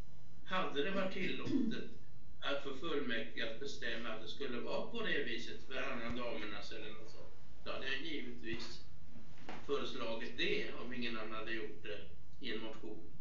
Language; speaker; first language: Swedish; native; Swedish